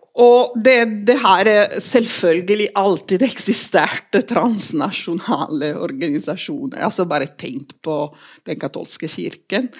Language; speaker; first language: Norwegian; non-native, fluent; Italian